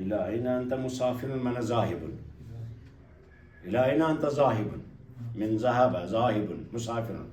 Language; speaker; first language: Arabic; non-native, fluent; Kashmiri